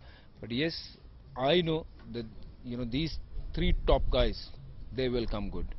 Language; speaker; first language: English; non-native, local second language; Punjabi